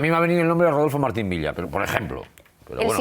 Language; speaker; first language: Spanish; native; Spanish